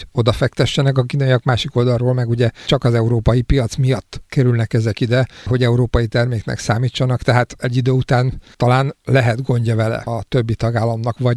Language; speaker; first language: Hungarian; native; Hungarian